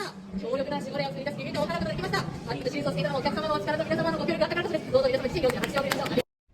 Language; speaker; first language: Japanese; native; Japanese